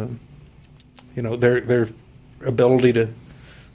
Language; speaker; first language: English; native; English